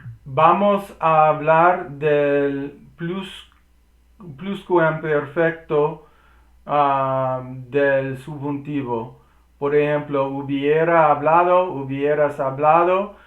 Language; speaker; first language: Spanish; non-native, learner; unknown